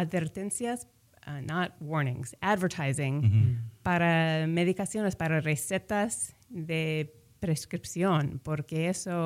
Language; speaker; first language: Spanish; non-native, fluent; English